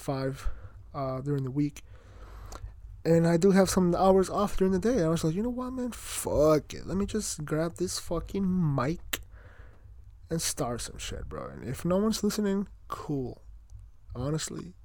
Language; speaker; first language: English; early bilingual, other home language; Spanish